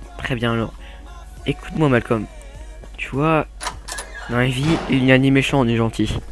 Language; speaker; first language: French; native; French